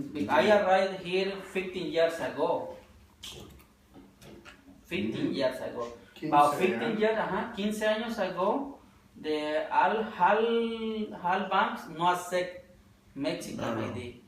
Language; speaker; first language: English; non-native, learner; Spanish